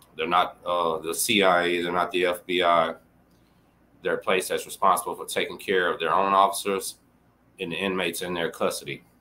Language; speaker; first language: English; native; English